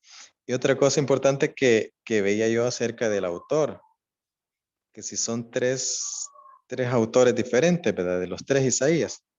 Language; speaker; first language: Spanish; native; Spanish